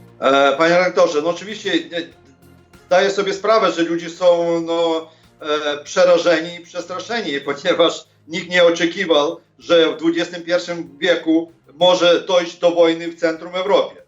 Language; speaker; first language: Polish; non-native, fluent; Ukrainian